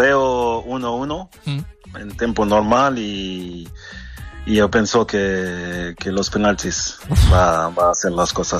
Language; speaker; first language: Spanish; non-native, fluent; French